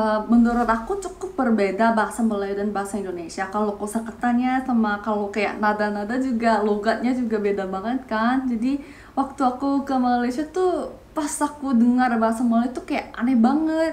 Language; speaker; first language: Indonesian; non-native, fluent; Korean